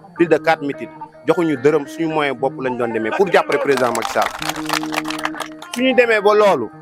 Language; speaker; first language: Wolof; non-native, local second language; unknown